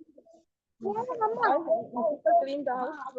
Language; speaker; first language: English; non-native, learner; Urdu